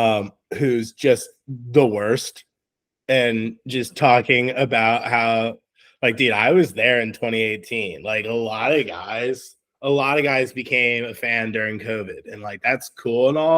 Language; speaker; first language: English; native; English